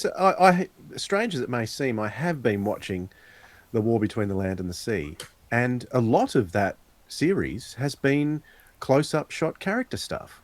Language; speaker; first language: English; native; English